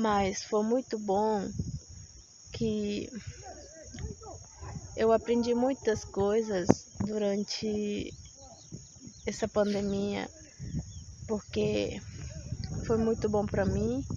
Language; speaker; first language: Portuguese; non-native, local second language; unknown